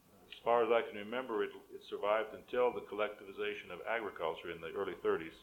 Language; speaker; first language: English; native; English